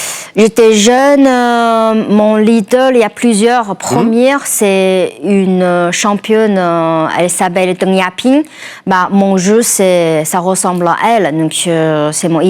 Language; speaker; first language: French; non-native, fluent; Chinese